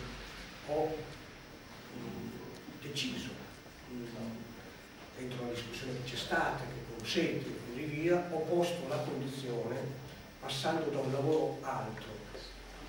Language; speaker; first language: Italian; native; Italian